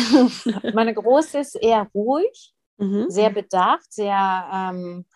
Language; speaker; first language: German; early bilingual, other home language; Russian